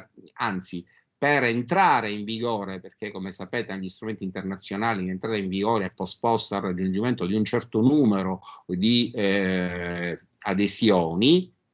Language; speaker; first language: Italian; native; Italian